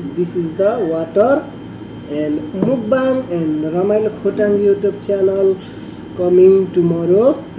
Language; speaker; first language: English; non-native, learner; Nepali